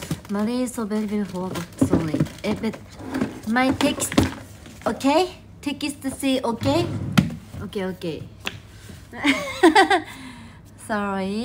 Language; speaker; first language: English; non-native, learner; Japanese